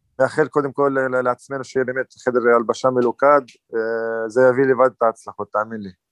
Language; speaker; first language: Hebrew; non-native, local second language; Arabic